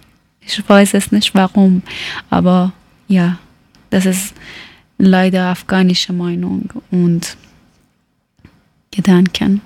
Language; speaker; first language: German; non-native, learner; Persian